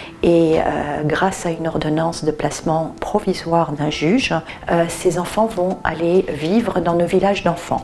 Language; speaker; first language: French; native; French